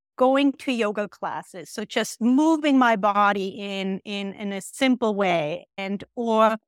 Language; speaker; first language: English; non-native, fluent; German